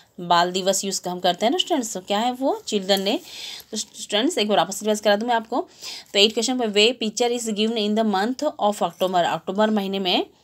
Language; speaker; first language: Hindi; non-native, local second language; Gujarati